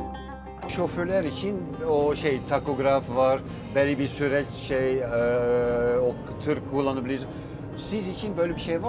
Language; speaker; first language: Turkish; non-native, fluent; Dutch